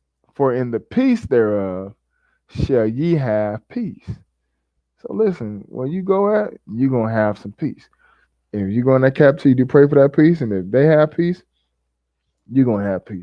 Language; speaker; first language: English; native; English